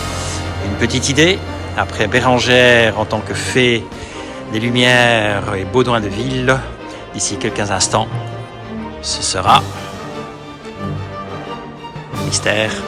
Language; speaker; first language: French; native; French